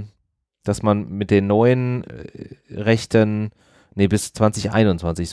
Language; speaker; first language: German; native; German